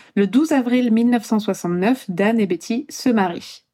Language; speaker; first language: French; non-native, fluent; Polish